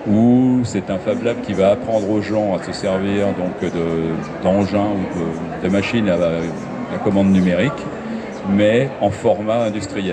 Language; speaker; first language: French; native; French